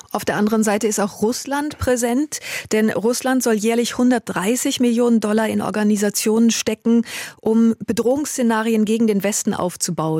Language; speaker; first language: German; native; German